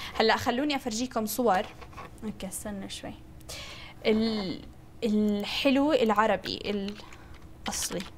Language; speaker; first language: Arabic; native; Arabic